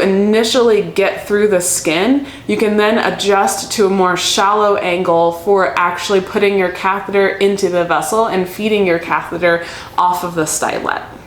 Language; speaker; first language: English; native; English